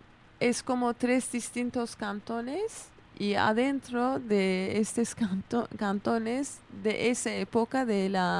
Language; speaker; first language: Spanish; non-native, fluent; Kurdish